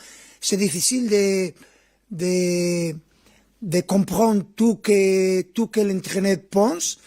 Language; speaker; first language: French; non-native, learner; Spanish